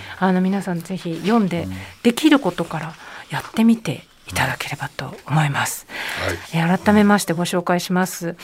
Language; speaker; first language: Japanese; native; Japanese